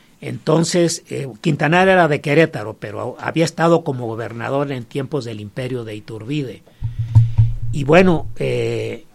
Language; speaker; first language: Spanish; native; Spanish